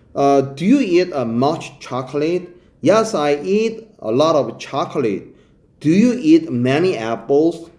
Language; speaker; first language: English; non-native, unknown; Korean